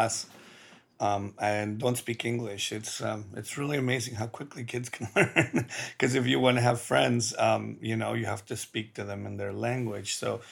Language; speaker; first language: English; early bilingual, other home language; Spanish